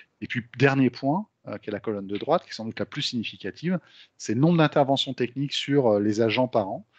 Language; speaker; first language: French; native; French